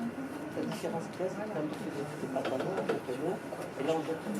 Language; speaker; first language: French; native; French